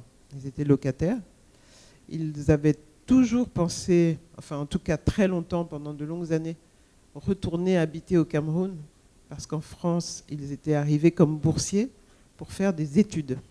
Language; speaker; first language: French; early bilingual, other home language; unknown